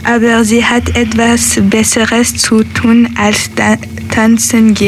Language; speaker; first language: German; non-native, learner; French